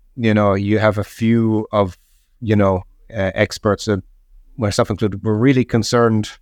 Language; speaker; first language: English; native; English